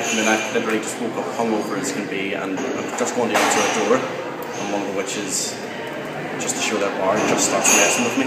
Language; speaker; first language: English; native; English